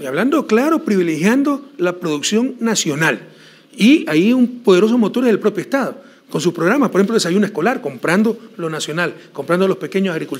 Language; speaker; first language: Spanish; native; Spanish